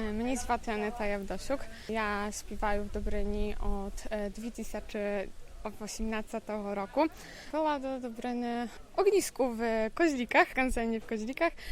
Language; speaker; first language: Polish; non-native, local second language; Ukrainian